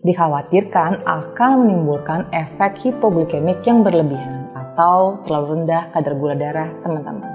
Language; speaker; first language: Indonesian; native; Indonesian